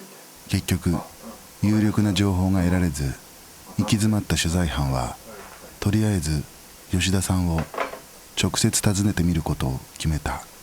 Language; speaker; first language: Japanese; native; Japanese